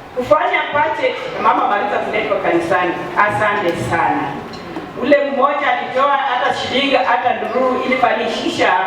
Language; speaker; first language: Swahili; non-native, local second language; Luyia